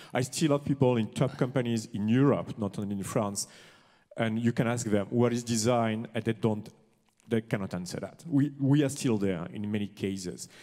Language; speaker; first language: English; non-native, fluent; French